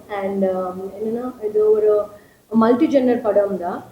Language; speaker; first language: Tamil; non-native, fluent; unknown